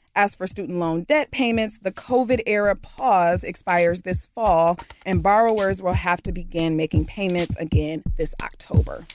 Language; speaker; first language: English; native; English